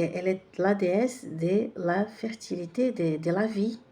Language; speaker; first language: French; non-native, fluent; Portuguese